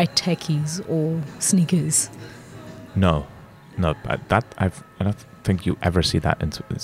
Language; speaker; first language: English; native; English